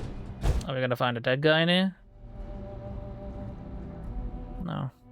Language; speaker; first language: English; native; English